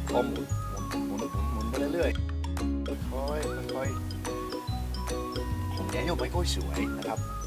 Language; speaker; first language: Thai; non-native, fluent; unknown